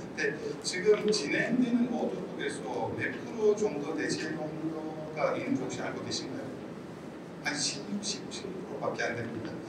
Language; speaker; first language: Korean; non-native, fluent; Turkish